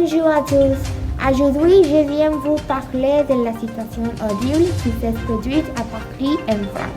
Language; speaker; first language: French; non-native, learner; Spanish